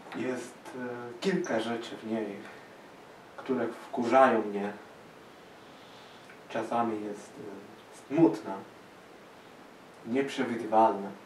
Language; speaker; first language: Polish; non-native, fluent; Spanish